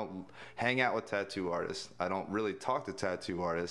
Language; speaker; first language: English; native; English